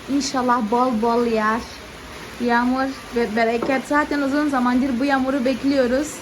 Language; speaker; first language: Turkish; non-native, fluent; Portuguese